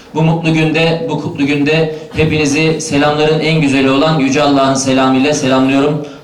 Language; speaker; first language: Turkish; native; Turkish